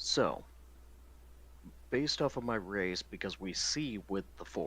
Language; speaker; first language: English; native; English